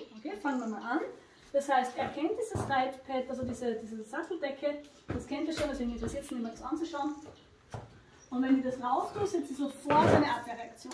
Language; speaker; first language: German; native; German